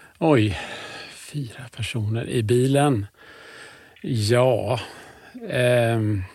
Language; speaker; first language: Swedish; native; Swedish